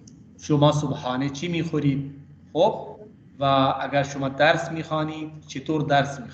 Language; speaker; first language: Persian; non-native, fluent; Urdu